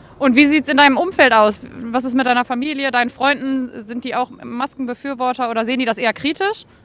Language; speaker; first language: German; native; German